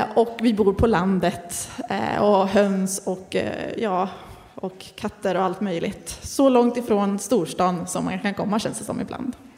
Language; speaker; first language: Swedish; native; Swedish